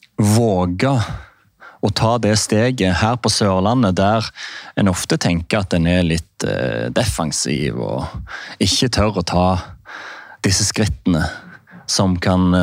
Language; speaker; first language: Norwegian; native; Norwegian